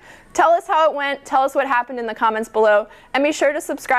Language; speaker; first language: English; native; English